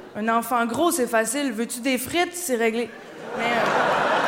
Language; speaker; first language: French; native; French